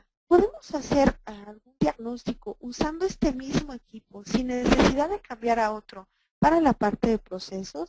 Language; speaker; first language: Spanish; native; Spanish